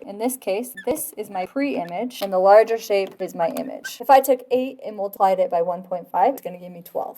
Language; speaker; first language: English; native; English